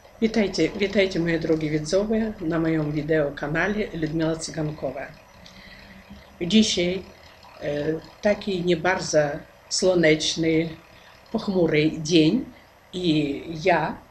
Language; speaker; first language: Polish; non-native, learner; Ukrainian